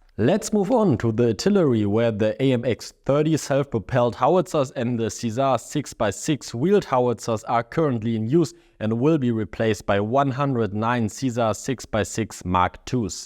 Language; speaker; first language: English; non-native, fluent; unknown